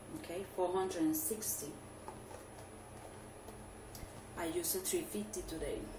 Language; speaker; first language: English; non-native, fluent; Spanish